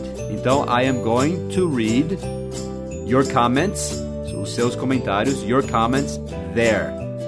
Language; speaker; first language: Portuguese; non-native, fluent; English